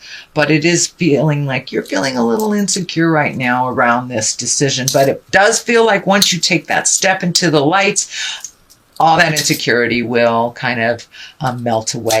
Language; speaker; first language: English; native; English